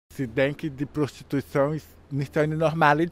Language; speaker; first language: German; non-native, learner; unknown